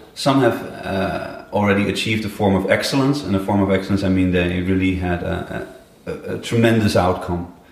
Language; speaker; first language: English; non-native, fluent; Dutch